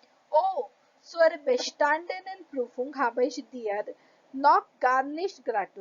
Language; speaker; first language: German; non-native, fluent; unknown